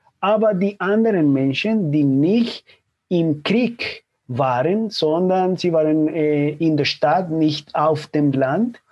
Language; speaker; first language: German; non-native, fluent; Spanish